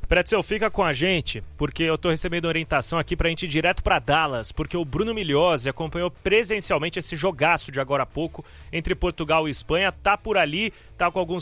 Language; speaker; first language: Portuguese; native; Portuguese